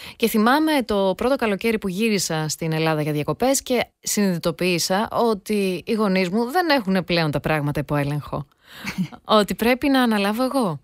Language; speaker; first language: Greek; native; Greek